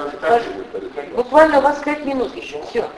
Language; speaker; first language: Russian; native; Russian